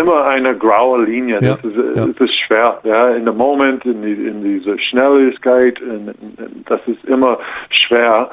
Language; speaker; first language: German; non-native, learner; English